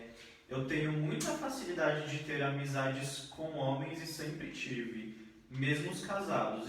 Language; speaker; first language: Portuguese; native; Portuguese